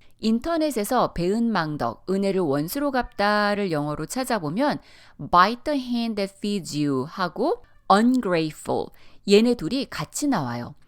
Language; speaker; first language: Korean; early bilingual, heritage; Korean